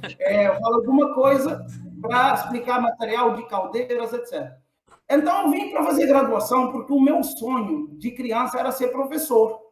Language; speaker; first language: Portuguese; non-native, local second language; Kabuverdianu